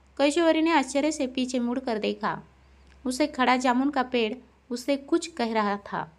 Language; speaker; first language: Hindi; non-native, local second language; Marathi